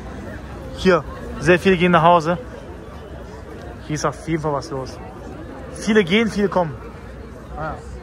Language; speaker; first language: German; native; German